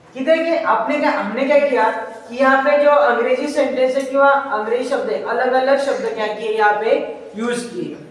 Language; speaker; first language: Hindi; non-native, local second language; Marathi